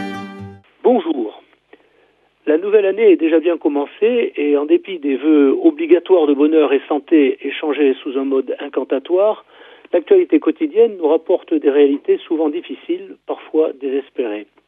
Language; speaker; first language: French; native; French